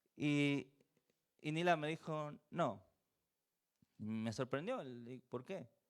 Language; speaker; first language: Spanish; native; Spanish